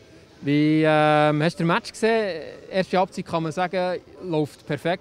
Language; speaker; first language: German; native; German